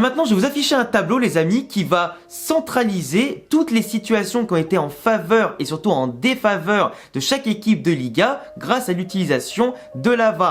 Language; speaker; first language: French; native; French